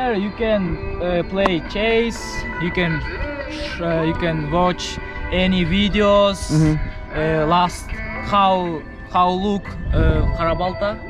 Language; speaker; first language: English; non-native, learner; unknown